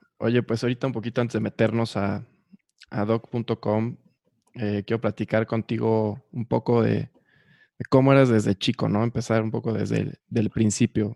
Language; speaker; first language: Spanish; native; Spanish